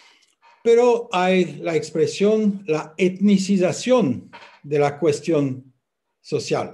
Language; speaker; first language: Spanish; non-native, fluent; French